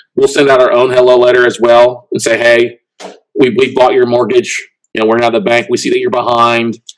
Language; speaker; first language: English; native; English